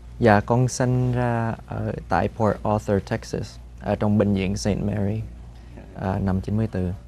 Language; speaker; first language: Vietnamese; early bilingual, heritage; Vietnamese